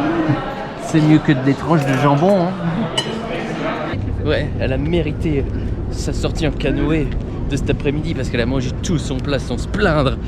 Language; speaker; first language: French; native; French